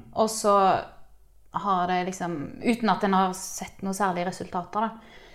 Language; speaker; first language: Norwegian; native; Norwegian